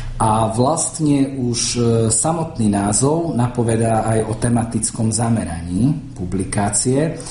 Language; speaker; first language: Slovak; native; Slovak